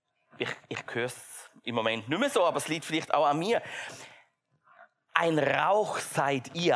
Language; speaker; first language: German; native; German